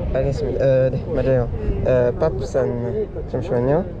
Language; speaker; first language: Korean; non-native, learner; French